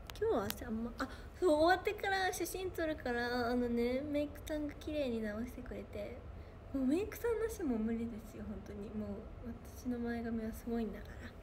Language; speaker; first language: Japanese; native; Japanese